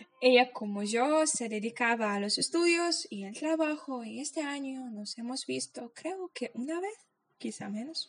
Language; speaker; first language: Spanish; non-native, fluent; Polish